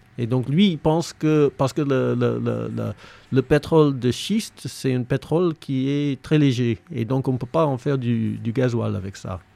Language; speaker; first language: French; non-native, fluent; English